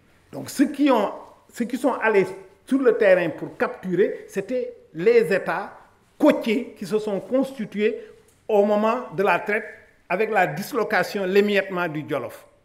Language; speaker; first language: French; non-native, local second language; Wolof